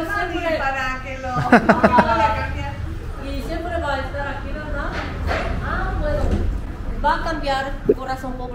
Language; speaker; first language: Spanish; non-native, fluent; Korean